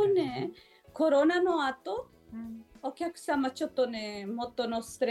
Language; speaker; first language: Japanese; non-native, learner; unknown